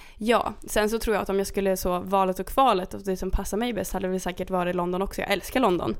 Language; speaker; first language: Swedish; native; Swedish